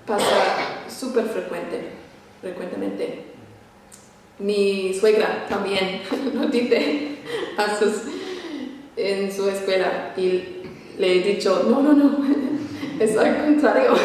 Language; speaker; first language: Spanish; non-native, fluent; English